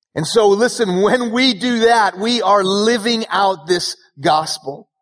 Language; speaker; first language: English; early bilingual, other home language; Persian